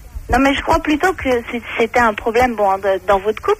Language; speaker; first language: French; native; French